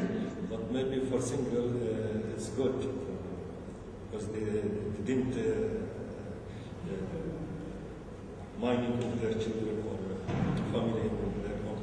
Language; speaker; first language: English; non-native, learner; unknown